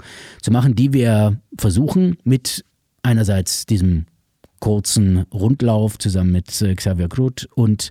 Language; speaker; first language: German; native; German